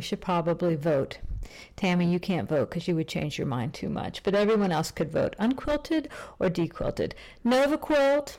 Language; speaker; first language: English; native; English